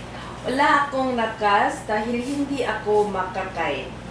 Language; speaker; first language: Filipino; non-native, learner; Korean